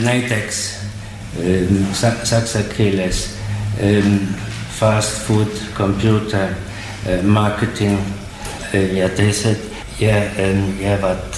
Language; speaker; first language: Estonian; non-native, learner; German